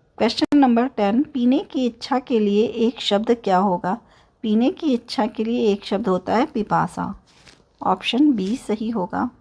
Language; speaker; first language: Hindi; native; Hindi